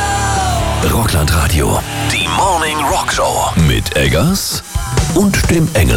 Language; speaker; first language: German; native; German